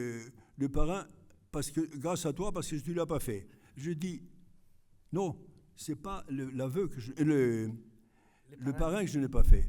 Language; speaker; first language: French; non-native, fluent; Greek